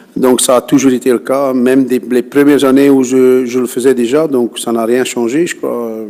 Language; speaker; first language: French; non-native, fluent; Dutch